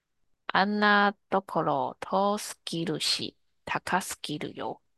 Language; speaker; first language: Japanese; non-native, learner; Chinese